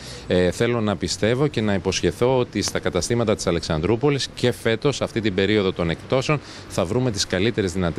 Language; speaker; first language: Greek; native; Greek